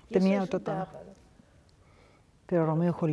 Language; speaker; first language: Spanish; native; Spanish